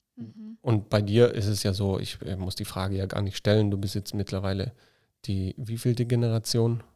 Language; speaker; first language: German; native; German